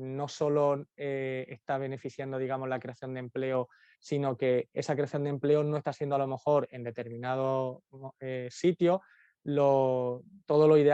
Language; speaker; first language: Spanish; native; Spanish